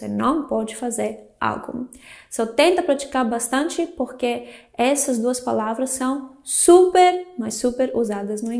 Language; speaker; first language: Portuguese; non-native, fluent; Greek